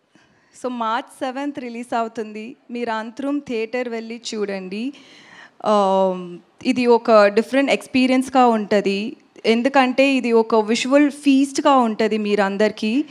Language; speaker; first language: Telugu; non-native, learner; Tamil